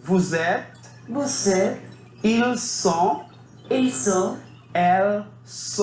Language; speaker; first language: French; non-native, fluent; Spanish